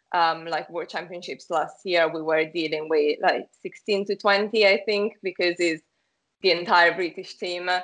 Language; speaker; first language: English; non-native, fluent; Italian